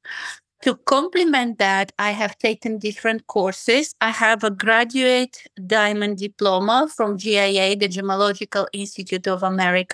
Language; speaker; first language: English; non-native, fluent; Bulgarian